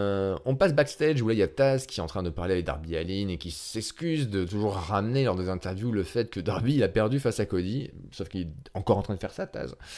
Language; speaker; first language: French; native; French